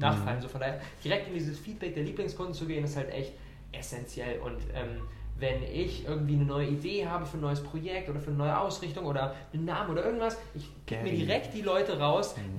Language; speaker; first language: German; native; German